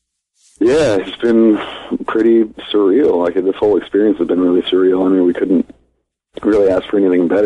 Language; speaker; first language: English; native; English